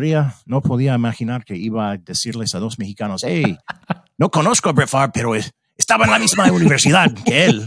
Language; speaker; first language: Spanish; early bilingual, heritage; English